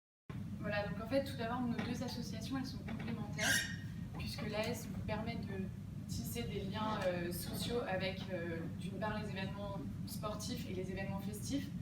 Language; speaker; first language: French; native; French